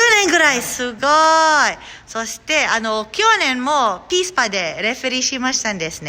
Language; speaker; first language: Japanese; non-native, learner; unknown